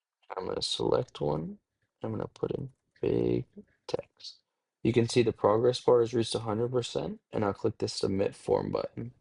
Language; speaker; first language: English; native; English